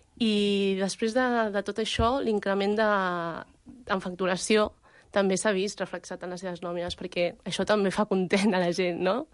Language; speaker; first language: Catalan; early bilingual, other home language; Vietnamese